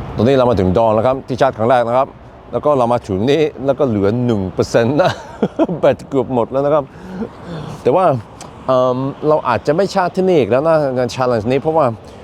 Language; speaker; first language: Thai; non-native, fluent; Swedish